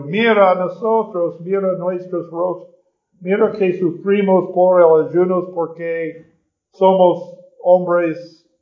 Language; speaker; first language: Spanish; non-native, learner; English